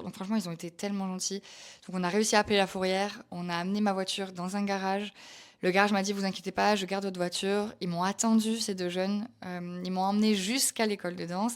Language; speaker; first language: French; native; French